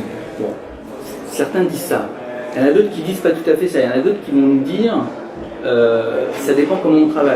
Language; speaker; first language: French; native; French